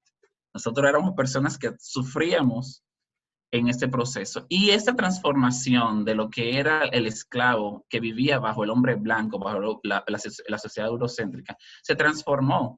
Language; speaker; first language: Spanish; native; Spanish